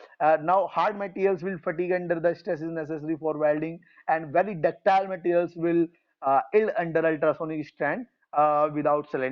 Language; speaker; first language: English; non-native, local second language; Hindi